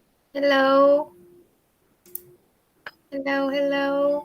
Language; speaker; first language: English; non-native, learner; Vietnamese